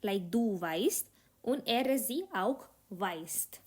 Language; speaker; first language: German; non-native, learner; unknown